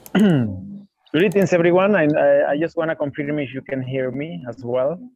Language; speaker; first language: English; non-native, learner; Spanish